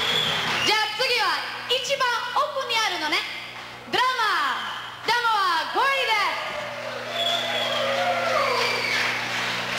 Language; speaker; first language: Japanese; non-native, learner; English